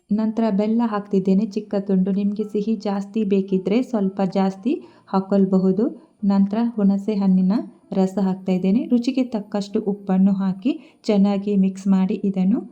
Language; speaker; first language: Kannada; non-native, local second language; Tulu